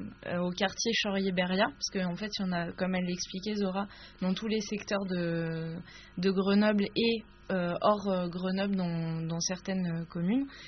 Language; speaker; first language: French; native; French